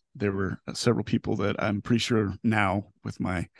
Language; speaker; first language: English; native; English